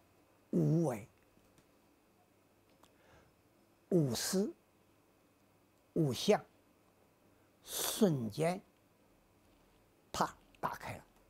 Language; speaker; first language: Chinese; native; Chinese